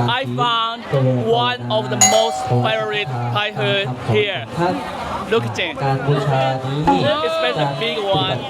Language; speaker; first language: English; non-native, learner; Chinese